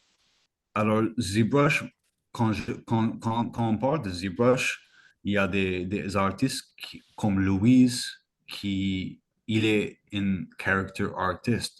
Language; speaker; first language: French; non-native, fluent; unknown